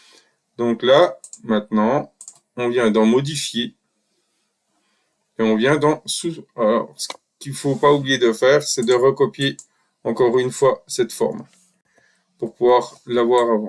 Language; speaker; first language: French; native; French